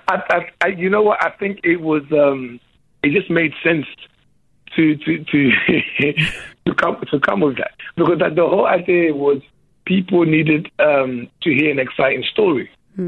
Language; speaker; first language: English; early bilingual, other home language; Lingala